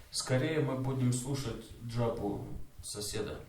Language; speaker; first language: Russian; native; Russian